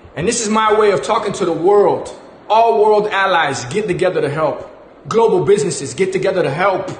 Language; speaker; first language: English; early bilingual, other home language; Spanish